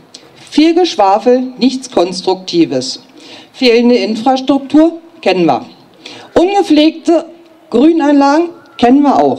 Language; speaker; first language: German; native; German